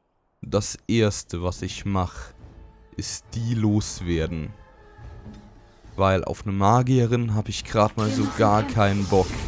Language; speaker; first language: German; native; German